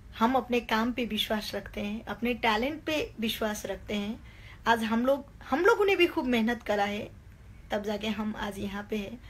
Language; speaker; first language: Hindi; non-native, local second language; Nepali